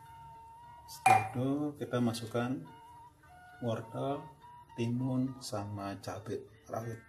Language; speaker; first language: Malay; non-native, local second language; Sundanese